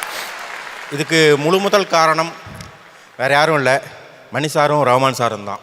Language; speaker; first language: Tamil; native; Tamil